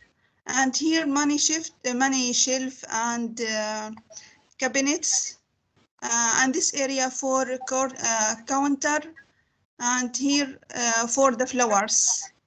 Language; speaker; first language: English; non-native, learner; Arabic